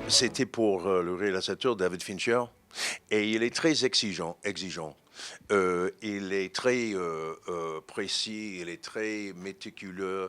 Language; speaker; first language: French; non-native, fluent; English